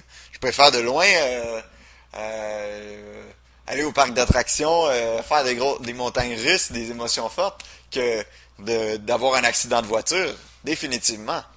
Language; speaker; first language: French; native; French